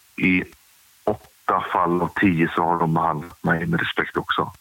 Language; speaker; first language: Swedish; native; Swedish